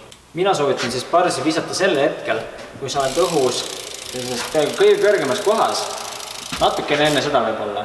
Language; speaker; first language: Estonian; native; Estonian